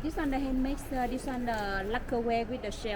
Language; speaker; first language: English; non-native, learner; Vietnamese